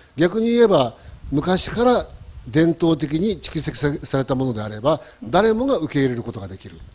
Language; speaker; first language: Japanese; native; Japanese